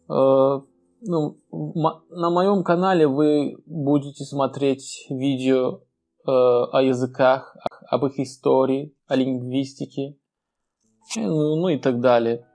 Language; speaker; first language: Russian; non-native, fluent; Turkmen